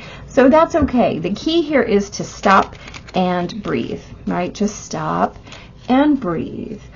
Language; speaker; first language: English; native; English